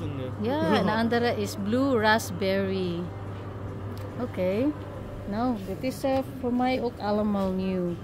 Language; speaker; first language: Dutch; non-native, learner; Filipino